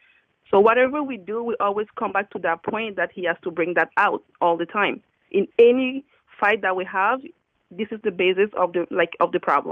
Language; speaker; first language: English; non-native, fluent; French